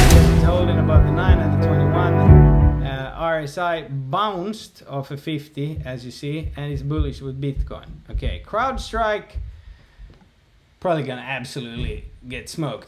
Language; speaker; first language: English; native; English